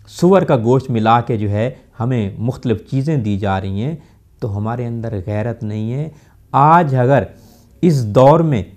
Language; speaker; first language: Urdu; non-native, local second language; Punjabi